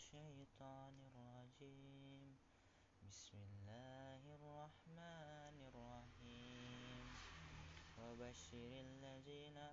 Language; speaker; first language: Arabic; non-native, learner; Indonesian